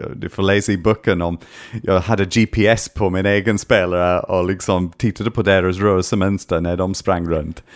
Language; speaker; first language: Swedish; non-native, learner; English